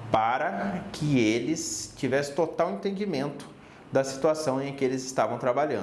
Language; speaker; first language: Portuguese; native; Portuguese